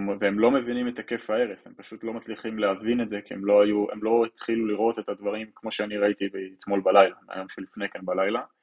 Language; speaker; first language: Hebrew; native; Hebrew